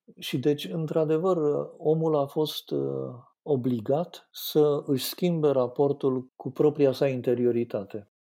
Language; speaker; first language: Romanian; native; Romanian